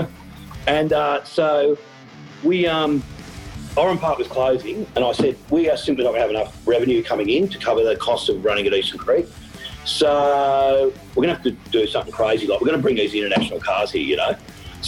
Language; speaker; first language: English; native; English